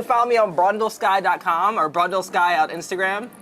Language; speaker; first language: English; native; English